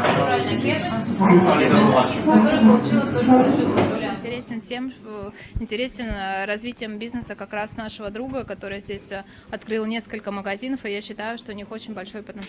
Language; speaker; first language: Russian; native; Russian